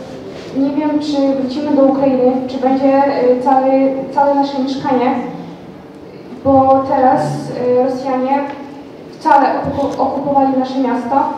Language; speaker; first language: Polish; non-native, learner; Ukrainian